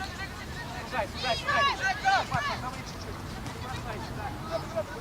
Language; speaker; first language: Russian; native; Russian